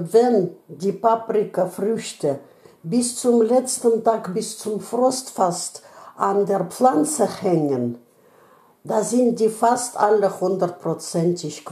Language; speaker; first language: German; non-native, learner; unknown